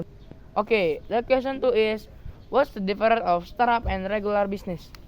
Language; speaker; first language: English; non-native, learner; Indonesian